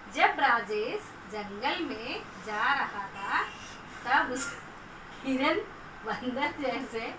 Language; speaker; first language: Hindi; non-native, local second language; Telugu